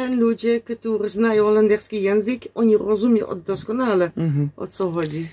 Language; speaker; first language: Polish; non-native, learner; Dutch